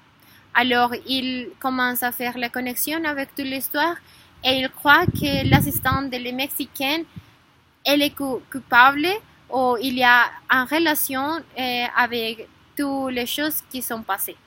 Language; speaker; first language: French; non-native, learner; Spanish